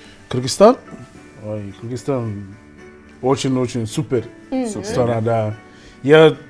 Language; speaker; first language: Russian; non-native, learner; English